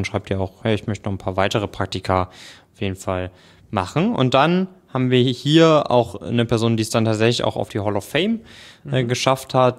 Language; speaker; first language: German; native; German